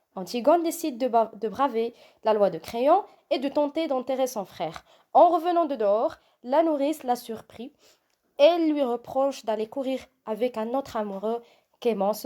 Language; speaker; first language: French; non-native, local second language; Arabic